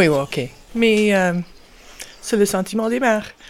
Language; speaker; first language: French; non-native, local second language; English